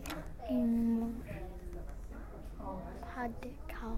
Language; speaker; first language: French; non-native, learner; English